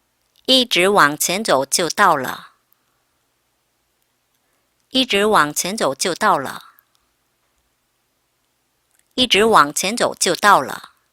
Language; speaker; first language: Chinese; non-native, fluent; Korean